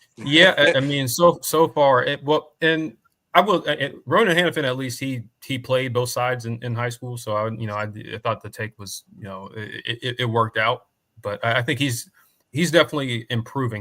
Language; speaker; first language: English; native; English